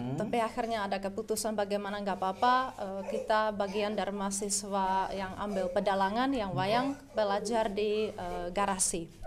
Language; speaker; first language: Indonesian; non-native, fluent; Czech